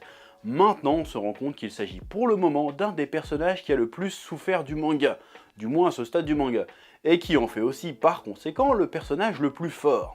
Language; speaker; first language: French; native; French